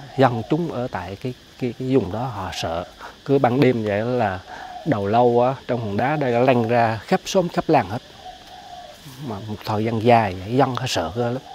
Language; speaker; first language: Vietnamese; native; Vietnamese